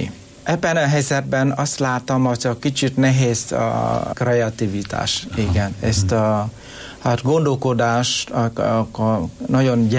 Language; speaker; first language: Hungarian; non-native, learner; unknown